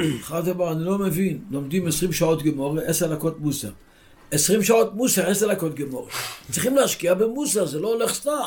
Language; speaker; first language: Hebrew; non-native, local second language; Yiddish